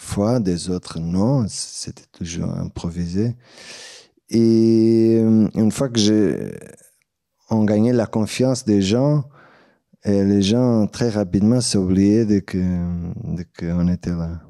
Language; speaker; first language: French; non-native, fluent; Portuguese